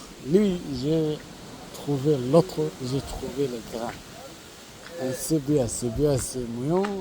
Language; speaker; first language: French; non-native, learner; Arabic